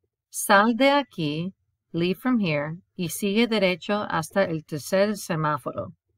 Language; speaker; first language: Spanish; non-native, fluent; English